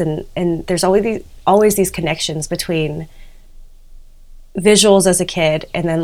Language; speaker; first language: English; native; English